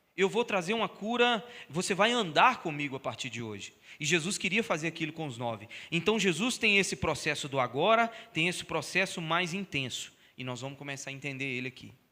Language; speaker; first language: Portuguese; native; Portuguese